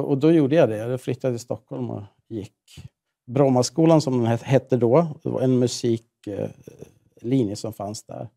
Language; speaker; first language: Swedish; native; Swedish